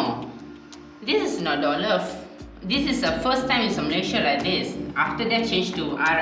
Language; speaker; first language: English; non-native, learner; Chinese